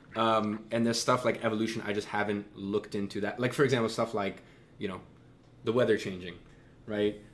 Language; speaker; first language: English; native; English